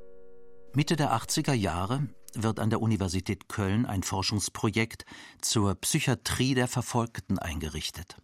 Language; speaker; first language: German; native; German